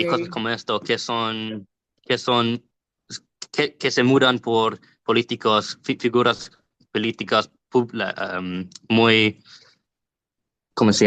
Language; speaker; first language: Spanish; non-native, learner; English